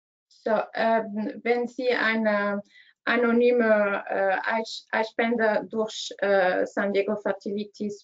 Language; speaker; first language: German; non-native, learner; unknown